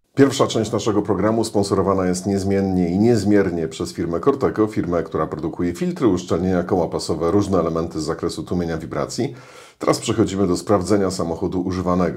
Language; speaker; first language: Polish; native; Polish